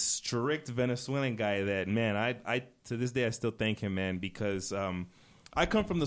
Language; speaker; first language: English; native; English